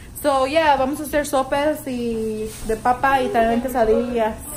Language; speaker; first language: Spanish; early bilingual, other home language; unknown